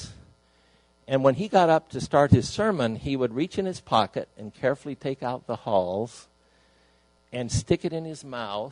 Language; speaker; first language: English; native; English